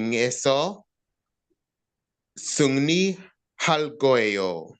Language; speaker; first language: Korean; non-native, learner; English